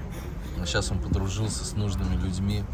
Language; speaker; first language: Russian; native; Russian